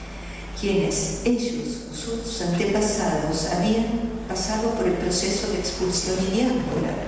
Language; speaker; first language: Spanish; native; Spanish